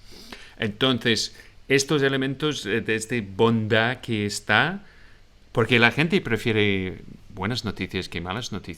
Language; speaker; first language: Spanish; non-native, fluent; English